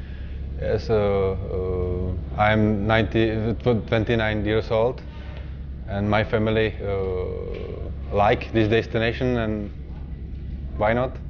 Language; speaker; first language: English; non-native, learner; Czech